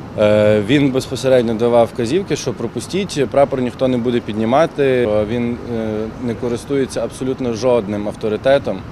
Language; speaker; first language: Ukrainian; native; Ukrainian